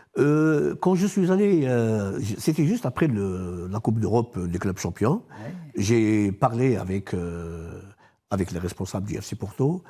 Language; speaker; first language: French; non-native, local second language; Arabic